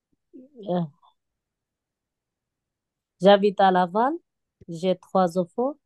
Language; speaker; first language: French; non-native, learner; Bangla